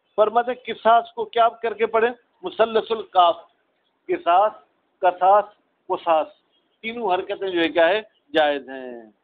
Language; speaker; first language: Urdu; non-native, local second language; Sindhi